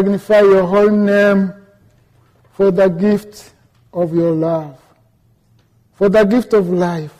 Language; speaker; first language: English; non-native, local second language; Kinyarwanda